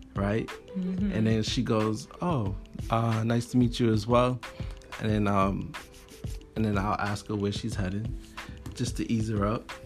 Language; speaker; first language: English; early bilingual, other home language; Haitian Creole